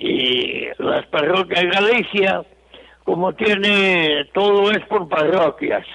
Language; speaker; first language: Spanish; non-native, local second language; Galician